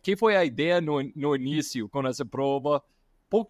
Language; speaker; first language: Portuguese; non-native, fluent; English